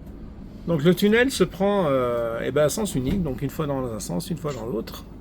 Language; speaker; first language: French; native; French